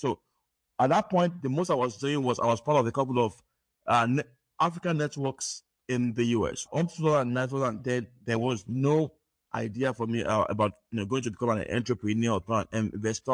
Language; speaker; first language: English; non-native, local second language; Yoruba